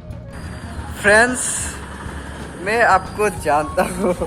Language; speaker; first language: Hindi; non-native, learner; Bangla